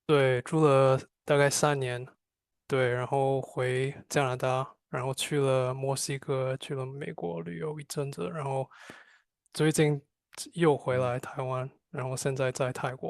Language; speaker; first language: Chinese; non-native, fluent; English